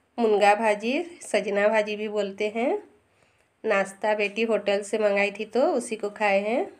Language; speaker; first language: Hindi; non-native, local second language; Bangla